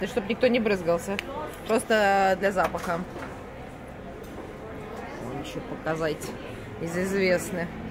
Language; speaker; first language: Russian; native; Russian